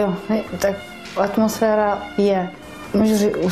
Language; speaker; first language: Czech; non-native, learner; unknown